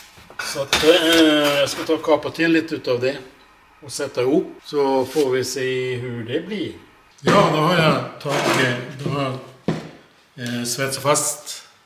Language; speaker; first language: Swedish; native; Swedish